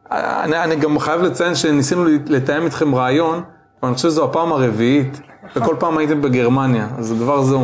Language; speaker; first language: Hebrew; native; Hebrew